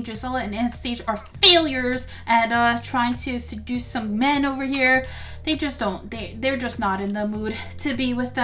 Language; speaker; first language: English; native; English